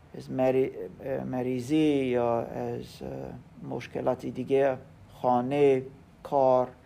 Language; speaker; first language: Persian; non-native, learner; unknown